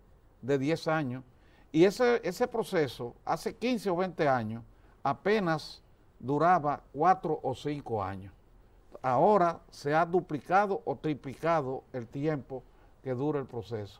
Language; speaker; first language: Spanish; native; Spanish